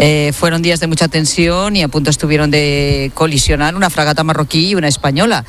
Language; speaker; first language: Spanish; native; Spanish